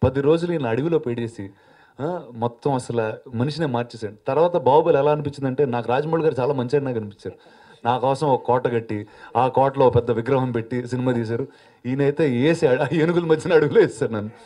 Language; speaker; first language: Telugu; native; Telugu